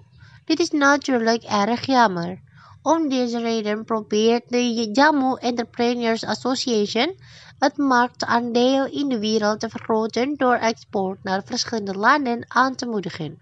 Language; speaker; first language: Dutch; non-native, fluent; Indonesian